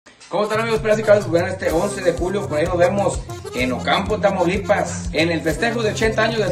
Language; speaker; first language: Spanish; native; Spanish